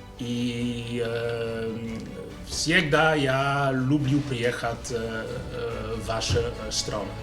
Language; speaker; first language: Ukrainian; non-native, learner; Dutch